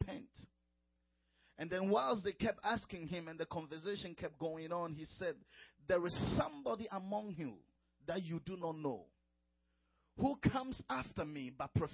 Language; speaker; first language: English; non-native, local second language; Akan